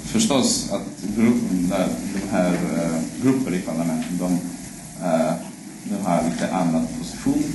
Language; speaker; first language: Swedish; non-native, fluent; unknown